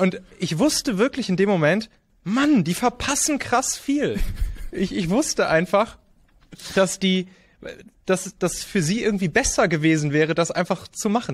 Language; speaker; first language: German; native; German